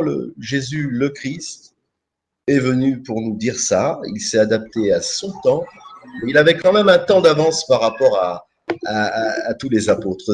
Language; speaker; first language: French; native; French